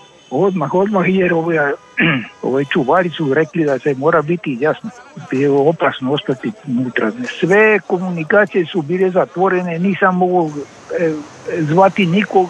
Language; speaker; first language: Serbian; early bilingual, heritage; Serbian